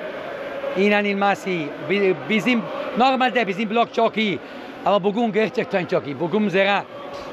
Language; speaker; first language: Turkish; non-native, learner; Italian